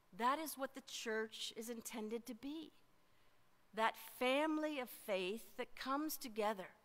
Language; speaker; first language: English; native; English